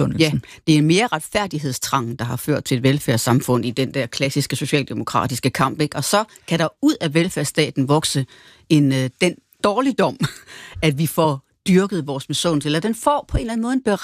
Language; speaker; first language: Danish; native; Danish